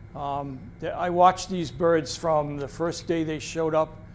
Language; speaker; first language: English; native; English